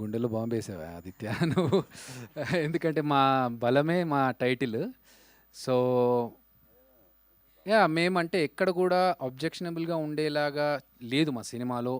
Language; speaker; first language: Telugu; native; Telugu